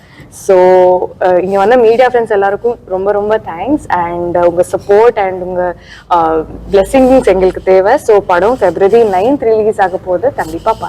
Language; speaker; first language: Tamil; non-native, learner; Telugu